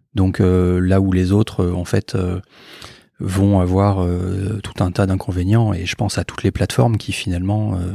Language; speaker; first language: French; native; French